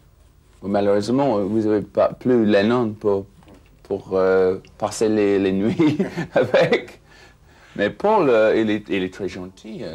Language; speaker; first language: French; non-native, fluent; English